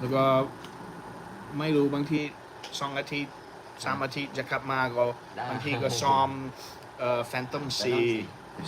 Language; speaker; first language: Thai; non-native, learner; English